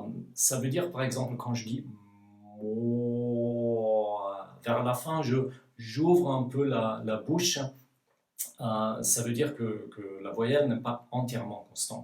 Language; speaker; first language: French; non-native, fluent; Norwegian